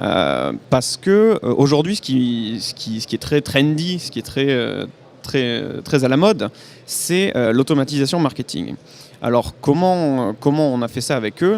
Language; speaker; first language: French; native; French